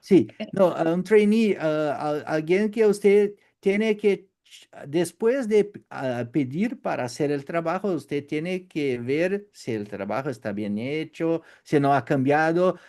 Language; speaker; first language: Spanish; non-native, fluent; Portuguese